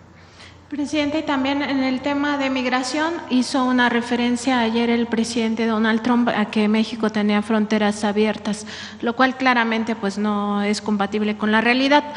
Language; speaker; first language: Spanish; native; Spanish